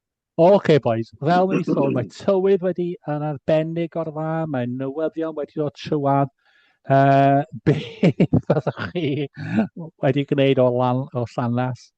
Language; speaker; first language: Welsh; non-native, fluent; English